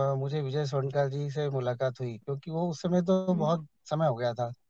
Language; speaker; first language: Hindi; native; Hindi